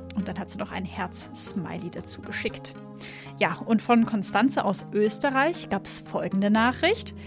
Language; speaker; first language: German; native; German